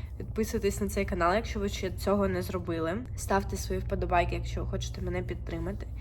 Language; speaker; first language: Ukrainian; native; Ukrainian